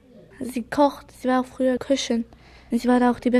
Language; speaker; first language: German; early bilingual, other home language; Bosnian